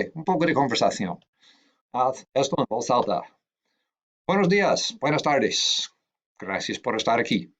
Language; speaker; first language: Spanish; non-native, fluent; English